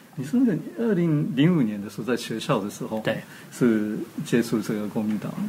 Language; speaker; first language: Chinese; non-native, fluent; Japanese